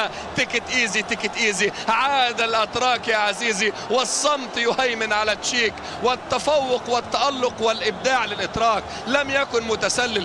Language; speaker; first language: Arabic; native; Arabic